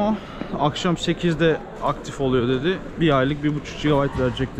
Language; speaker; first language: Turkish; native; Turkish